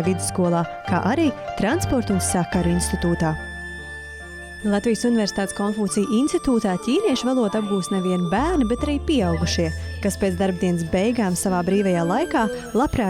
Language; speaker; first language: Latvian; native; Latvian